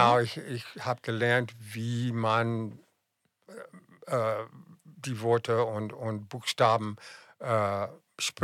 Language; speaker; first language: German; non-native, fluent; English